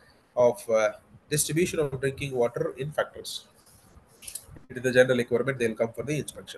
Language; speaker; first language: English; non-native, local second language; Telugu